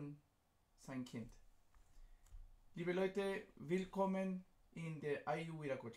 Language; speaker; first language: German; non-native, fluent; Spanish